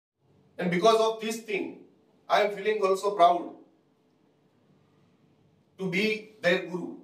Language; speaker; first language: English; non-native, fluent; Gujarati